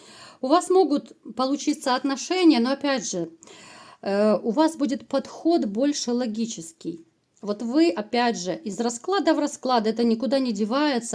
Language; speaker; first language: Russian; native; Russian